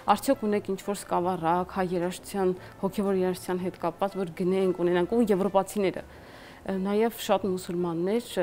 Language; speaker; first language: Armenian; native; Armenian